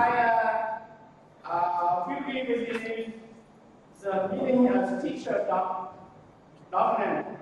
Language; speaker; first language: English; non-native, learner; Vietnamese